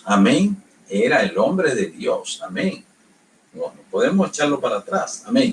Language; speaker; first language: Spanish; native; Spanish